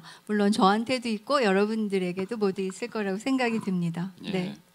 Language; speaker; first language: Korean; native; Korean